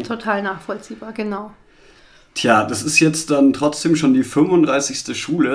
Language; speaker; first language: German; native; German